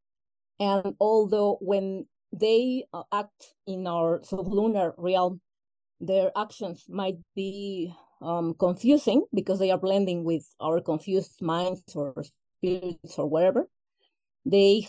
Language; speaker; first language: English; non-native, fluent; Spanish